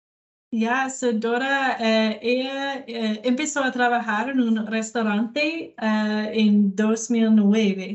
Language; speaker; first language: Spanish; non-native, fluent; English